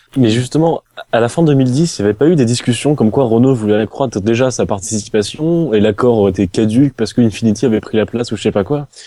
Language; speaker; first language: French; native; French